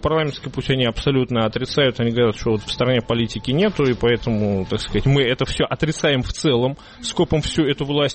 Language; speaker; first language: Russian; native; Russian